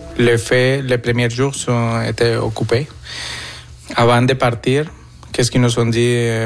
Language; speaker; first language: French; non-native, fluent; Spanish